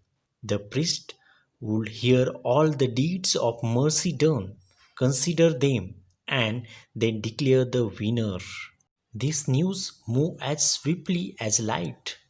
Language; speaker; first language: English; non-native, local second language; Marathi